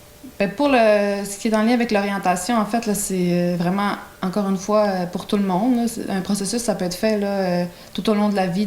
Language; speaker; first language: French; native; French